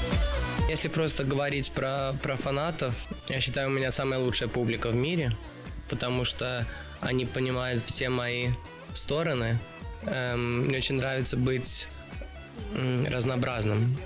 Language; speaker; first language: Russian; early bilingual, other home language; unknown